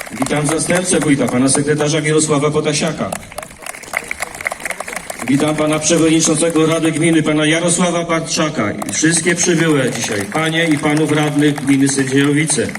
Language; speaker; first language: Polish; native; Polish